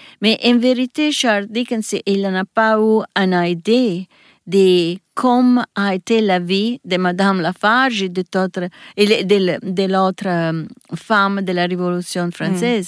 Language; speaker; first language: French; non-native, learner; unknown